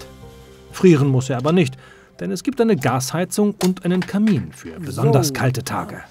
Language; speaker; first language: German; native; German